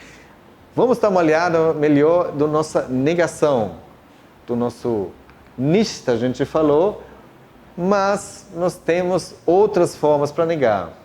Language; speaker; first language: Portuguese; non-native, fluent; German